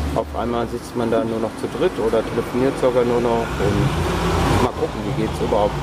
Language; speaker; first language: German; native; German